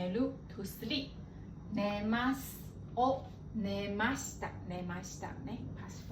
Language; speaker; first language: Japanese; non-native, fluent; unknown